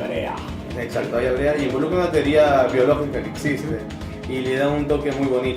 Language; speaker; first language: Spanish; native; Spanish